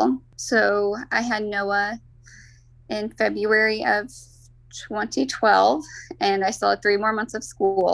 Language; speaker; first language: English; native; English